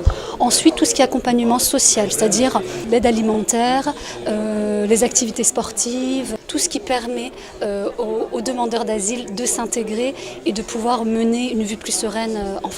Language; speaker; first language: French; native; French